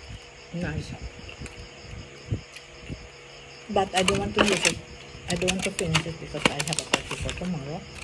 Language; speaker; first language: English; non-native, local second language; Cebuano